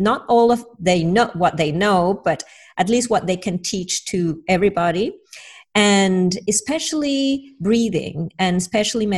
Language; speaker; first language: English; non-native, fluent; Spanish